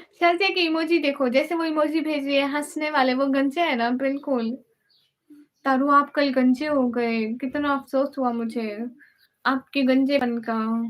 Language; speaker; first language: Urdu; non-native, local second language; Punjabi